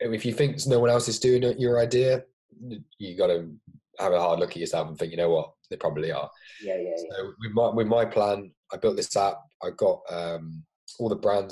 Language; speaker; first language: English; native; English